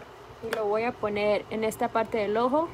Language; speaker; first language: Spanish; early bilingual, heritage; Spanish